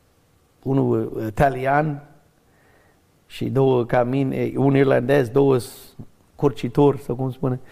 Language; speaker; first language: Romanian; non-native, learner; English